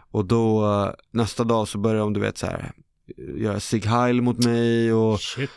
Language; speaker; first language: Swedish; native; Swedish